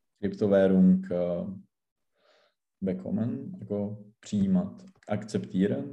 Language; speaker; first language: German; non-native, learner; Czech